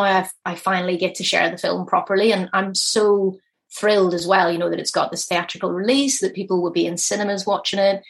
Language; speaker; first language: English; native; English